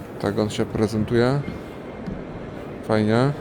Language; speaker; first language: Polish; native; Polish